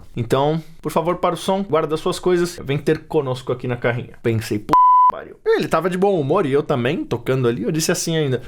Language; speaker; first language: Portuguese; native; Portuguese